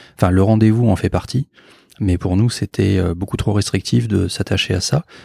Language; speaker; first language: French; native; French